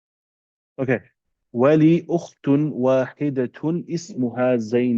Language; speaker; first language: Arabic; non-native, fluent; English